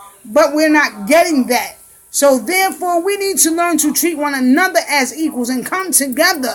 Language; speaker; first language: English; native; English